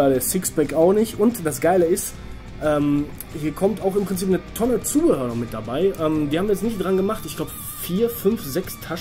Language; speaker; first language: German; native; German